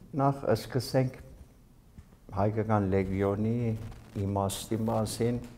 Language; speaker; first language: Armenian; early bilingual, heritage; Armenian